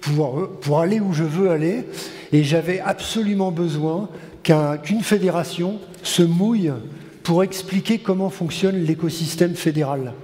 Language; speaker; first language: French; native; French